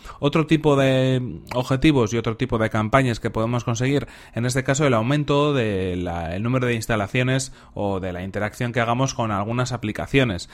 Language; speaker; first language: Spanish; native; Spanish